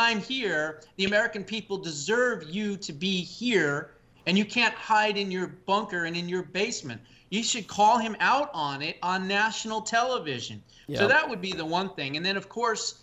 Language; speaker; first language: English; native; English